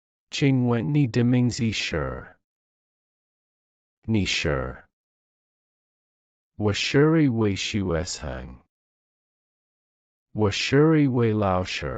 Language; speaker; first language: Chinese; non-native, fluent; English